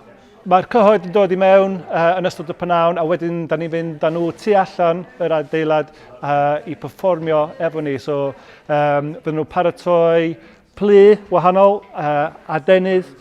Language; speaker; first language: Welsh; non-native, fluent; English